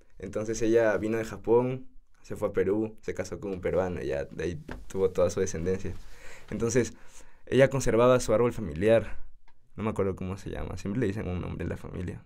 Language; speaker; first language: Spanish; native; Spanish